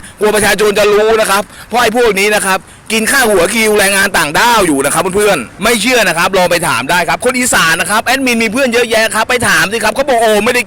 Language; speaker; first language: Thai; native; Thai